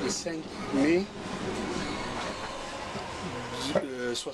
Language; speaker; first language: French; non-native, fluent; Arabic